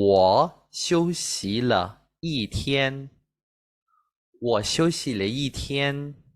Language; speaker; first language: Chinese; non-native, fluent; Spanish